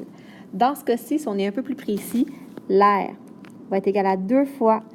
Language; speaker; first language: French; native; French